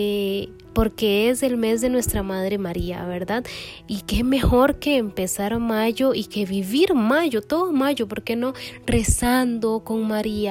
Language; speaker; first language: Spanish; native; Spanish